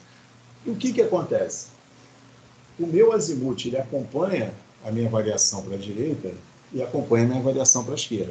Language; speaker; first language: Portuguese; native; Portuguese